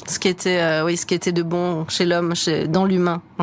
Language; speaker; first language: French; native; French